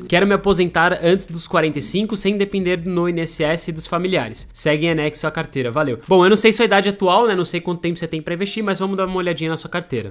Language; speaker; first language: Portuguese; native; Portuguese